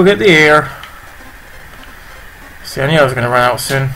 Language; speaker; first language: English; native; English